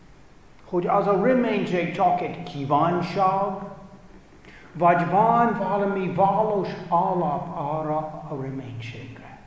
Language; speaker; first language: Hungarian; non-native, fluent; English